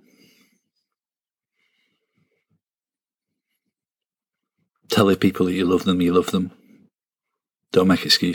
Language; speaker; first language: English; native; English